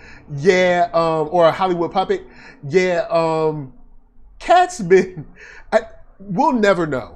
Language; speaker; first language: English; native; English